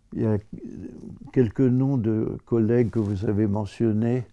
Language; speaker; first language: French; native; French